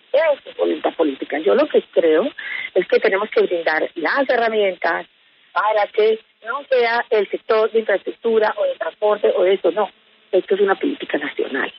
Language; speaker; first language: Spanish; native; Spanish